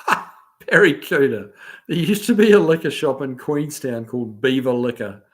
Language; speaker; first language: English; native; English